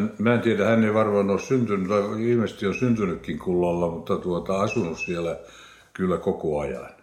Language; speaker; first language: Finnish; non-native, local second language; Swedish